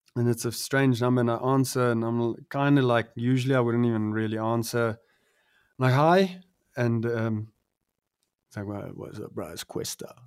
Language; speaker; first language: English; non-native, local second language; Afrikaans